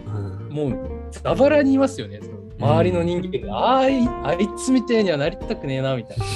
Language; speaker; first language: Japanese; non-native, fluent; Korean